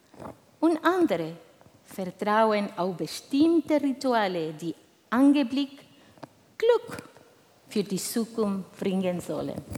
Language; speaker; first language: German; non-native, fluent; Spanish